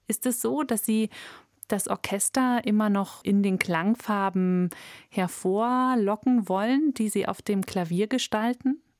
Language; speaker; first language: German; native; German